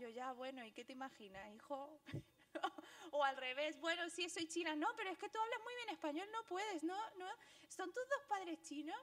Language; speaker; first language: Spanish; early bilingual, other home language; Chinese